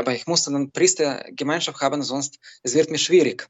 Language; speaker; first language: German; non-native, learner; Belarusian